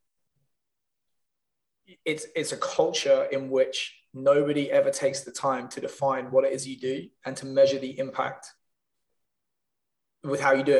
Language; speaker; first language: English; native; English